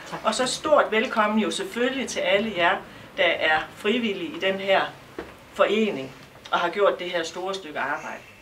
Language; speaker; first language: Danish; native; Danish